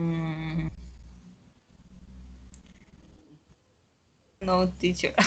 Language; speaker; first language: English; non-native, learner; Spanish